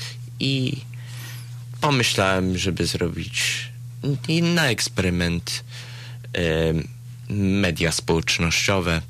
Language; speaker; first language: Polish; early bilingual, heritage; Polish